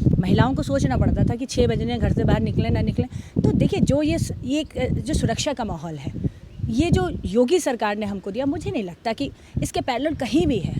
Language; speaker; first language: Hindi; native; Hindi